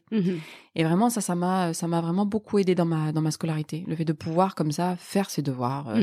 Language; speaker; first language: French; native; French